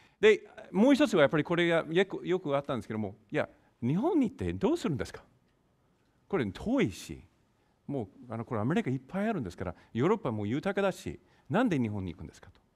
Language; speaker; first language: Japanese; non-native, fluent; English